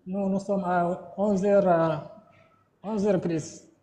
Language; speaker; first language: French; non-native, learner; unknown